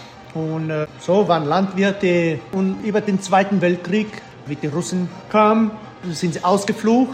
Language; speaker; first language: German; early bilingual, heritage; German